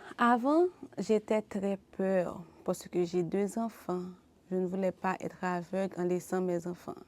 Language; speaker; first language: French; non-native, local second language; Haitian Creole